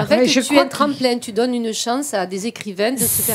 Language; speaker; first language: French; native; French